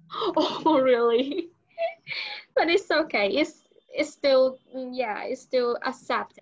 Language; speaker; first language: English; non-native, learner; Vietnamese